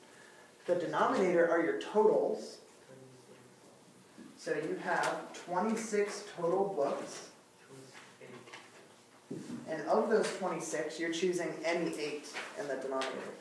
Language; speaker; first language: English; native; English